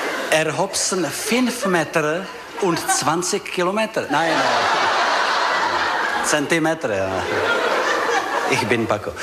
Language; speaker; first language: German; non-native, learner; Czech